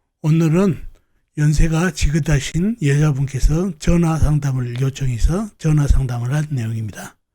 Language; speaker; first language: Korean; native; Korean